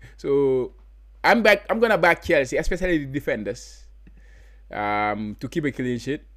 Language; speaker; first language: English; non-native, local second language; Wolof